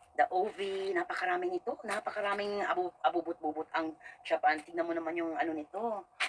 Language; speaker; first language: Filipino; native; Filipino